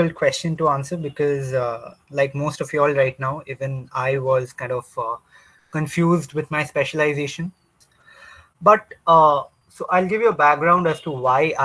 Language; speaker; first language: English; non-native, local second language; Bangla